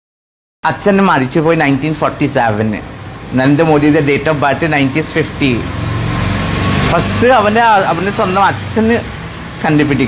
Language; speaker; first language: Malayalam; non-native, learner; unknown